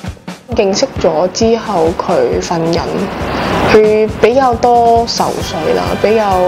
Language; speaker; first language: Cantonese; native; Cantonese